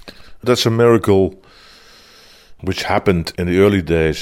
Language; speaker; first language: English; non-native, fluent; Dutch